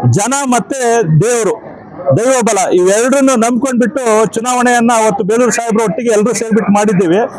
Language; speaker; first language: Kannada; native; Kannada